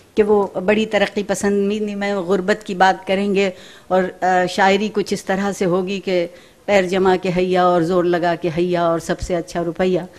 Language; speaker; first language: Urdu; native; Urdu